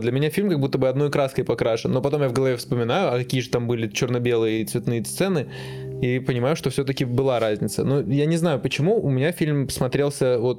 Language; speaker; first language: Russian; native; Russian